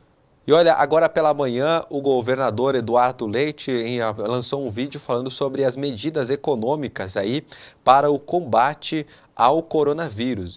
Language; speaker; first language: Portuguese; native; Portuguese